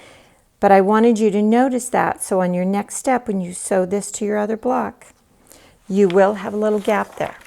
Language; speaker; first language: English; native; English